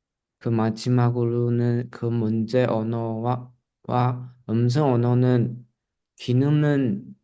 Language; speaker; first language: Korean; non-native, learner; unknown